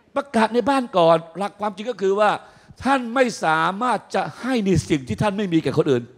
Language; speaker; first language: Thai; native; Thai